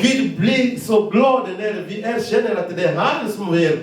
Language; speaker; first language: Swedish; non-native, fluent; Lingala